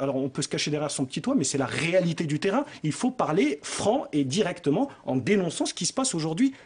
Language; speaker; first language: French; native; French